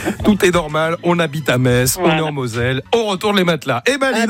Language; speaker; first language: French; native; French